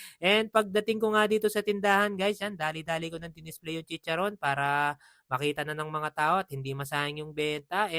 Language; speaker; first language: Filipino; non-native, local second language; Pampanga